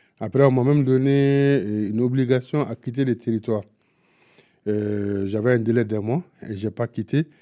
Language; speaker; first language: French; non-native, local second language; Bambara